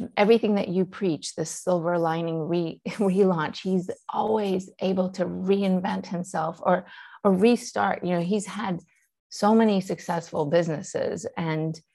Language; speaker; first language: English; early bilingual, other home language; Persian